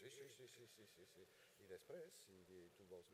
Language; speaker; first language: Catalan; non-native, fluent; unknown